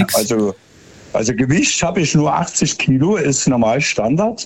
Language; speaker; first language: German; native; German